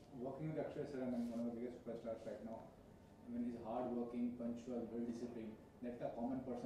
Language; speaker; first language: English; non-native, local second language; Hindi